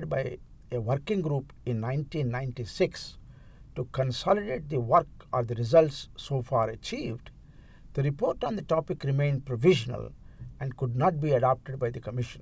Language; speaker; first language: English; non-native, local second language; Telugu